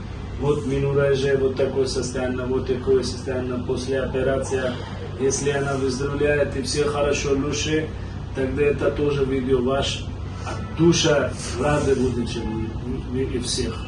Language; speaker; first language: Russian; non-native, learner; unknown